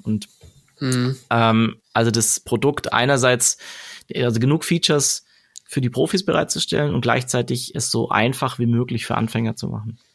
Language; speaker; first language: German; native; German